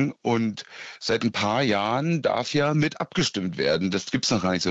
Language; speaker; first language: German; native; German